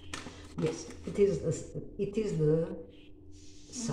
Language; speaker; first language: English; non-native, learner; Arabic